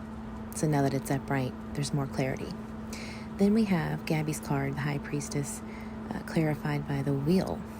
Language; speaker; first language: English; native; English